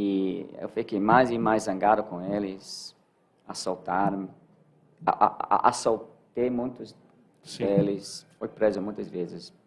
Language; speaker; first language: Portuguese; non-native, learner; English